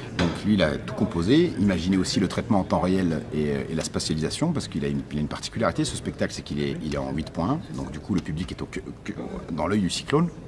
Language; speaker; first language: French; early bilingual, other home language; Arabic